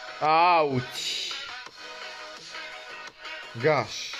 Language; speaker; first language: English; non-native, fluent; Polish